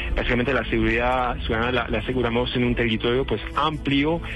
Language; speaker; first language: Spanish; non-native, fluent; French